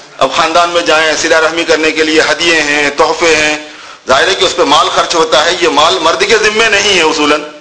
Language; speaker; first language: Urdu; native; Urdu